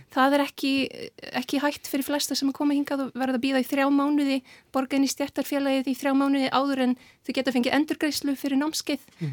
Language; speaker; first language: Icelandic; non-native, fluent; Serbian